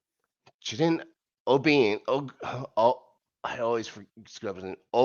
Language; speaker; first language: English; native; English